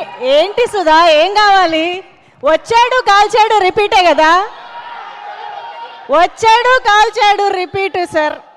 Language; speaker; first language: Telugu; native; Telugu